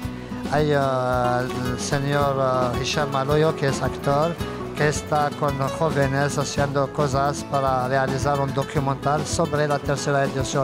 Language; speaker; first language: Spanish; non-native, fluent; Arabic